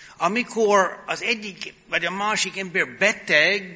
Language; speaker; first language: Hungarian; non-native, fluent; English